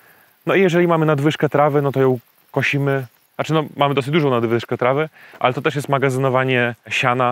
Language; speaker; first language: Polish; native; Polish